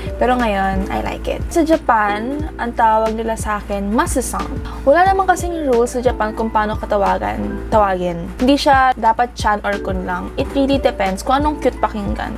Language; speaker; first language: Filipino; early bilingual, heritage; Japanese